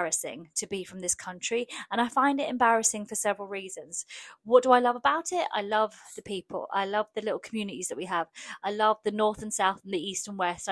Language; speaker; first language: English; early bilingual, other home language; Polish